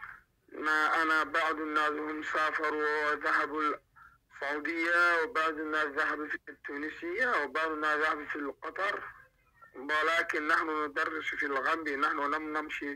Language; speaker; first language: Arabic; non-native, learner; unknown